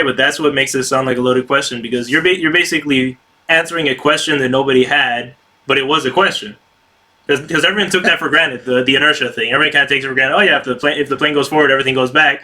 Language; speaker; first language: English; native; English